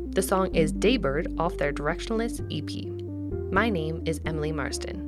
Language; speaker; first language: English; native; English